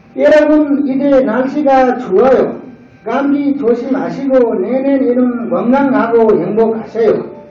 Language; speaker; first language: Korean; non-native, learner; Nepali